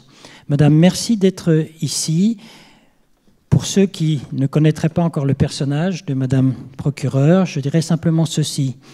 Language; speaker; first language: French; native; French